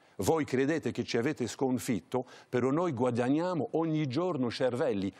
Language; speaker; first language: Italian; early bilingual, heritage; French